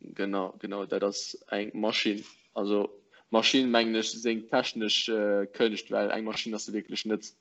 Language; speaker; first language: Luxembourgish; early bilingual, other home language; English